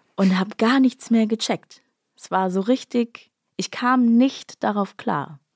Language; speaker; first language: German; native; German